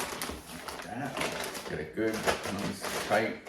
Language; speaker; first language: English; native; English